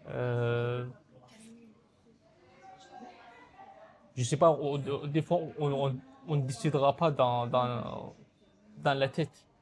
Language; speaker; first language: French; non-native, learner; Kurdish